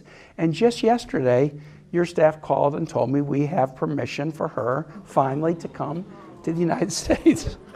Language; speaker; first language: English; native; English